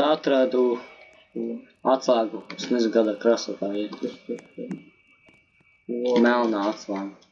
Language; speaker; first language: Latvian; native; Latvian